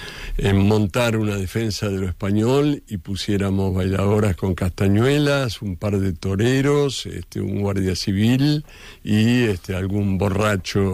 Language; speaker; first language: Spanish; native; Spanish